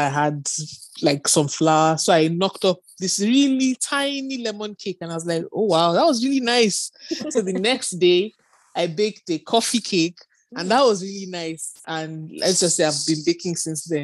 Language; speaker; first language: English; non-native, local second language; Yoruba